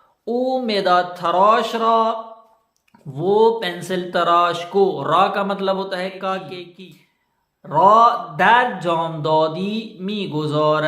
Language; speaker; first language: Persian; non-native, fluent; Urdu